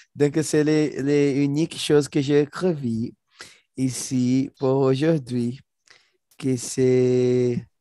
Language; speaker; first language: French; non-native, learner; Portuguese